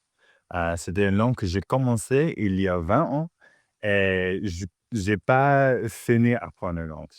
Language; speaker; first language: French; non-native, learner; English